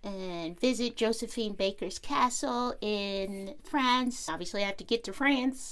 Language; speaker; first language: English; native; English